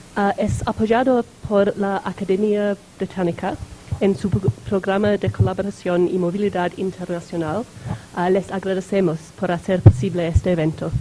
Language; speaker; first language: Spanish; non-native, fluent; English